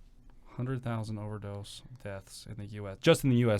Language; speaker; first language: English; native; English